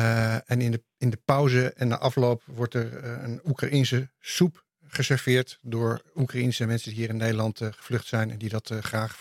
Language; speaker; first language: Dutch; native; Dutch